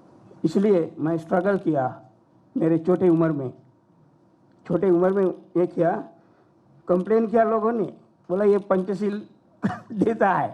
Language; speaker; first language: Hindi; non-native, fluent; Sinhala